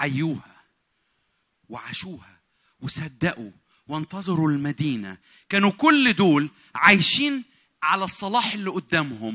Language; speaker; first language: Arabic; native; Arabic